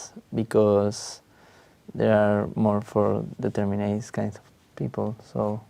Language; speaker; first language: English; non-native, fluent; Spanish